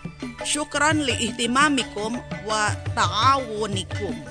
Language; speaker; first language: Arabic; non-native, fluent; Indonesian